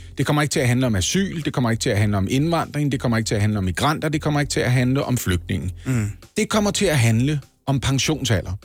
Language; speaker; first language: Danish; native; Danish